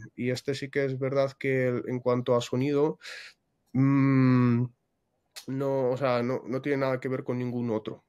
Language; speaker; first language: Spanish; non-native, fluent; Russian